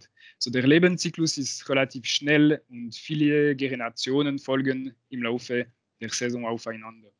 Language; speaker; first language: German; non-native, local second language; French